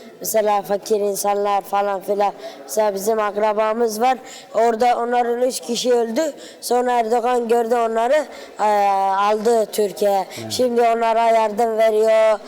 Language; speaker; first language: Turkish; early bilingual, other home language; Arabic